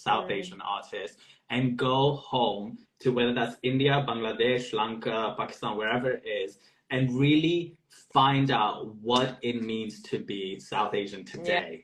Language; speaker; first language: English; non-native, local second language; Urdu